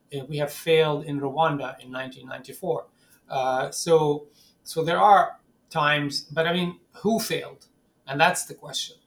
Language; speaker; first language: English; non-native, fluent; Arabic